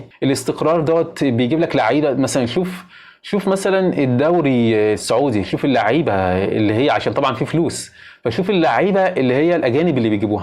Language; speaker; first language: Arabic; native; Arabic